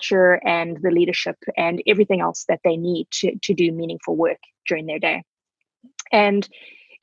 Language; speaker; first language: English; native; English